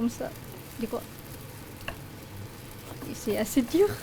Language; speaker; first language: French; non-native, learner; Malay